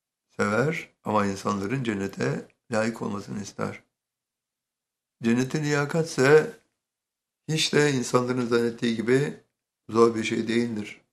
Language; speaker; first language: Turkish; native; Turkish